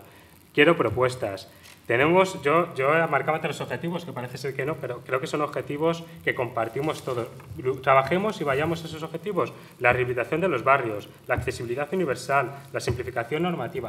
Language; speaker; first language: Spanish; native; Spanish